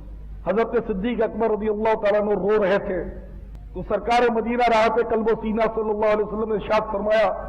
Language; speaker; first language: Urdu; native; Urdu